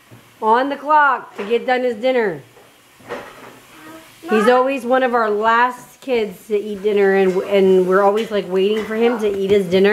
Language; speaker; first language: English; native; English